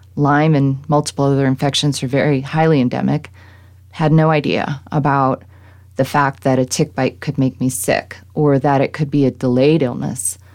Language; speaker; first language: English; native; English